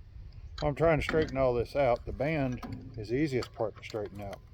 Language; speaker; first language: English; native; English